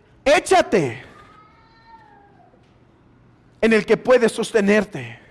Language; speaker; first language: Spanish; native; Spanish